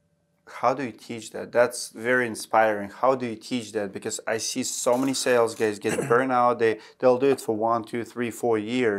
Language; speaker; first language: English; non-native, fluent; Russian